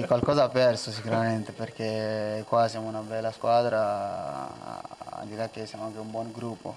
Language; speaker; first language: Italian; non-native, fluent; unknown